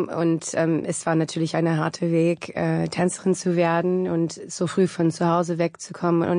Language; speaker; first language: German; non-native, fluent; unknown